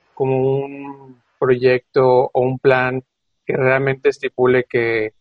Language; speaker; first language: Spanish; native; Spanish